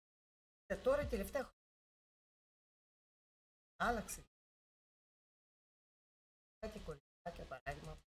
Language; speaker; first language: Greek; non-native, learner; Russian